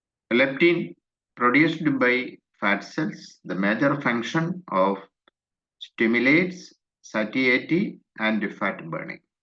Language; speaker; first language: English; non-native, local second language; Malayalam